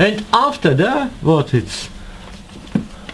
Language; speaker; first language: English; non-native, learner; Russian